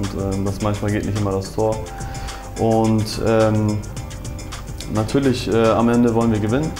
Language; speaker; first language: German; early bilingual, other home language; Turkish